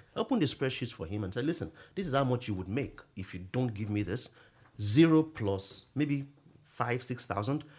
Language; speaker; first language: English; non-native, local second language; Yoruba